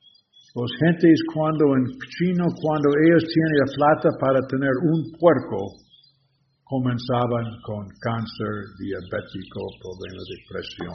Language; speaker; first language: Spanish; non-native, learner; English